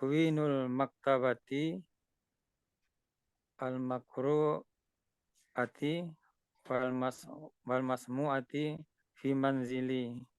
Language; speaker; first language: Arabic; non-native, learner; Indonesian